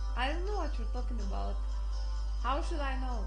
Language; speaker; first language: English; non-native, fluent; Romanian